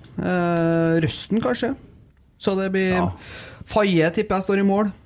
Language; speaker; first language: Norwegian; native; Norwegian